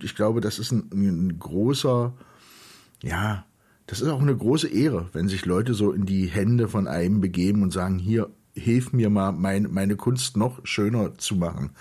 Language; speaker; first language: German; native; German